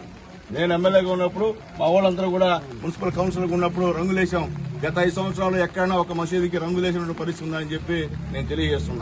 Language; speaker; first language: Telugu; native; Telugu